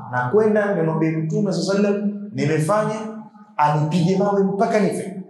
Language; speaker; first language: Swahili; native; Swahili